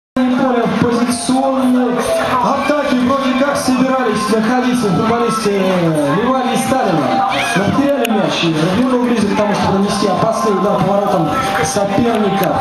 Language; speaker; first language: Russian; native; Russian